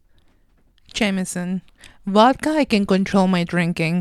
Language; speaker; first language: English; non-native, fluent; Spanish